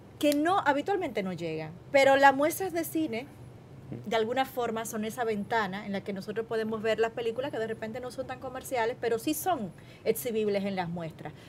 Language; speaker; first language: Spanish; native; Spanish